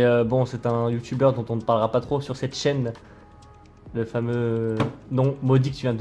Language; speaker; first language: French; native; French